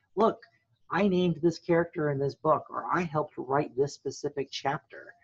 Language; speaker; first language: English; native; English